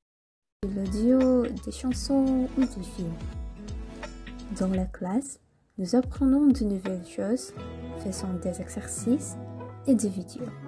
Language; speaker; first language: French; non-native, learner; Indonesian